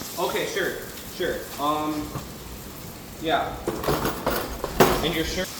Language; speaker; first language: English; native; English